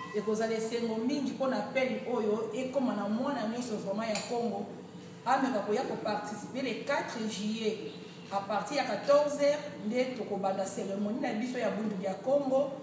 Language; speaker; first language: Lingala; non-native, local second language; Kongo